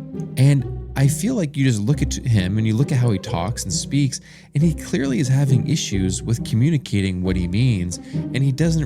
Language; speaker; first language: English; native; English